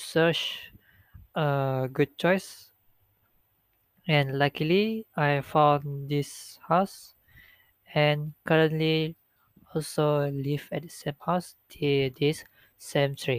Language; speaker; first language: English; non-native, local second language; Malay